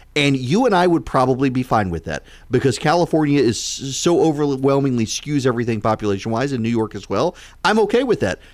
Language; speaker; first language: English; native; English